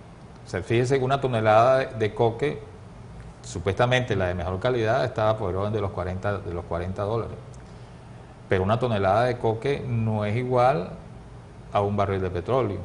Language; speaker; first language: Spanish; native; Spanish